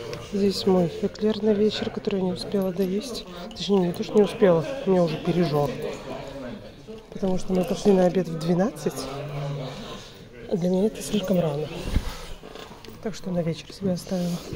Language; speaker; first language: Russian; native; Russian